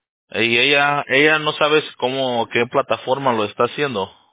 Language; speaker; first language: Spanish; early bilingual, heritage; Spanish